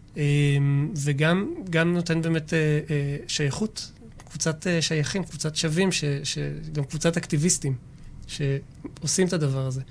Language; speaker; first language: Hebrew; native; Hebrew